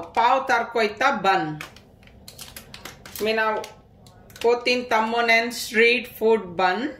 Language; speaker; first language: Finnish; non-native, learner; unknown